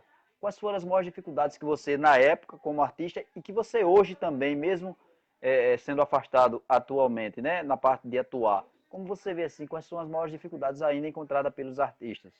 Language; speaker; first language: Portuguese; native; Portuguese